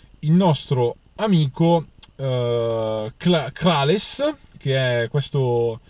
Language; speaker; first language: Italian; native; Italian